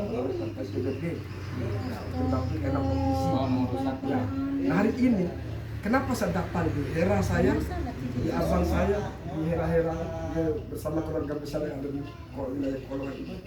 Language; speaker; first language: Indonesian; non-native, local second language; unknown